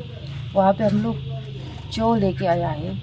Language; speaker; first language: Hindi; non-native, local second language; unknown